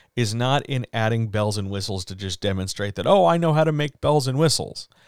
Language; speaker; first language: English; native; English